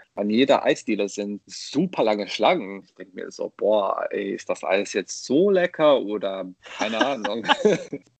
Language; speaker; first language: German; non-native, fluent; Bosnian